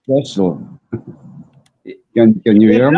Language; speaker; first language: English; non-native, learner; Dutch